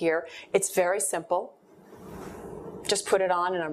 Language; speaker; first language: English; native; English